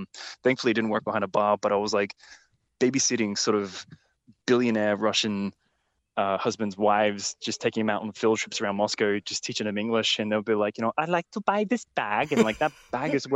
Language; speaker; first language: English; native; English